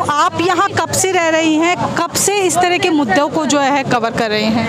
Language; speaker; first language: Hindi; native; Hindi